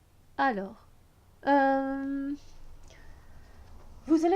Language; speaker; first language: French; native; French